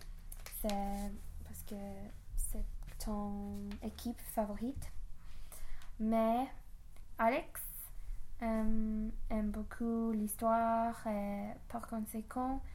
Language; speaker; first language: French; non-native, learner; English